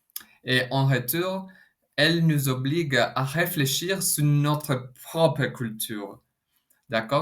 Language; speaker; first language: French; non-native, fluent; Spanish